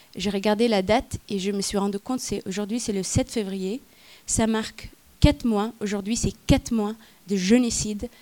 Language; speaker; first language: French; non-native, fluent; Arabic